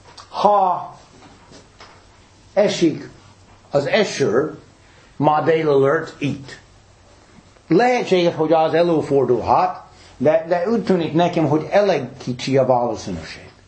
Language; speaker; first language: Hungarian; non-native, fluent; English